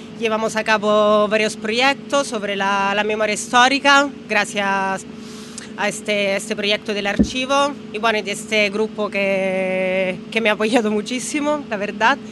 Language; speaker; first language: Spanish; non-native, fluent; Italian